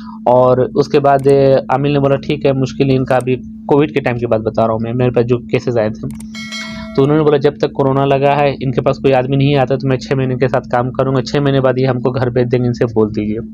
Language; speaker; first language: Hindi; native; Hindi